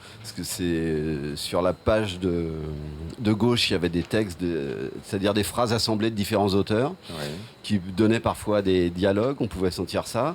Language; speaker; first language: French; native; French